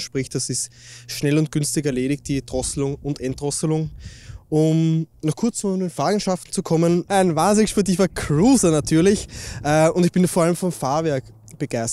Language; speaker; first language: German; native; German